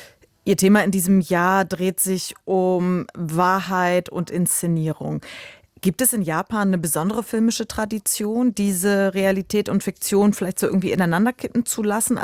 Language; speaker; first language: German; native; German